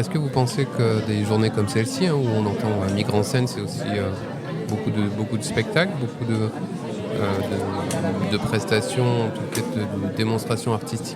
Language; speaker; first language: French; native; French